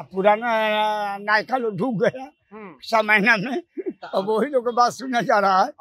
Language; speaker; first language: Hindi; native; Hindi